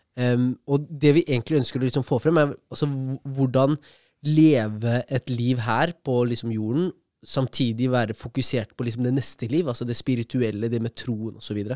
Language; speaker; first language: Norwegian; early bilingual, other home language; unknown